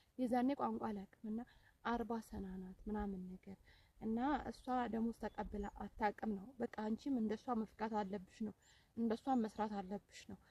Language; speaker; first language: Amharic; native; Amharic